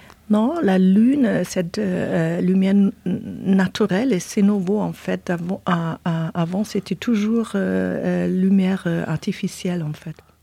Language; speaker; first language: French; non-native, fluent; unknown